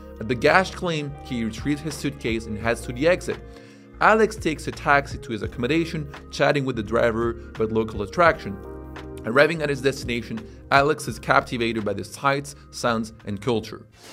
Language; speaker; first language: English; non-native, fluent; French